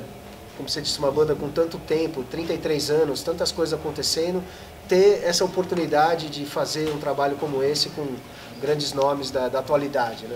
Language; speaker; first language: Portuguese; native; Portuguese